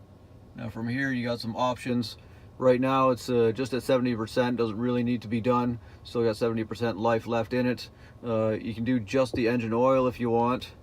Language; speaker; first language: English; native; English